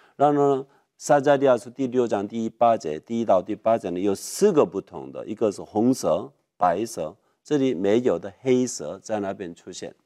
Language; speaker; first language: Chinese; non-native, fluent; Korean